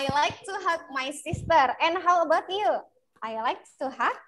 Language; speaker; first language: English; non-native, fluent; Indonesian